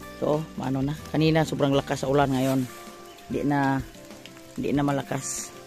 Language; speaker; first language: Filipino; non-native, local second language; Cebuano